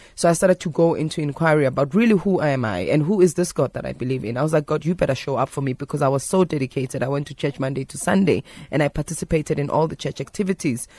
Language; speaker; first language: English; non-native, local second language; Zulu